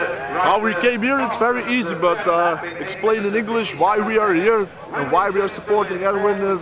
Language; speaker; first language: English; non-native, fluent; Dutch